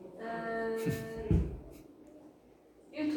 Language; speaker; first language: English; non-native, learner; Turkish